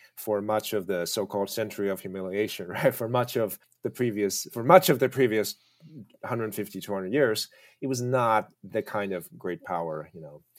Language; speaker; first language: English; early bilingual, other home language; Chinese